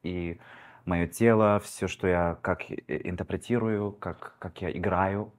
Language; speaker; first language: Russian; early bilingual, heritage; Russian